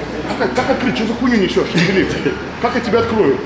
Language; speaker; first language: Russian; native; Russian